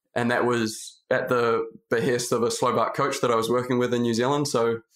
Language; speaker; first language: English; native; English